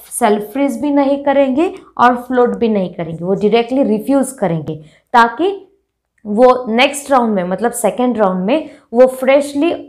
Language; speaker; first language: Hindi; non-native, local second language; Marathi